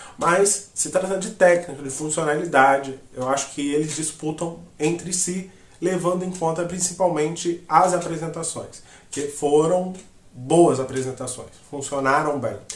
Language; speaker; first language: Portuguese; native; Portuguese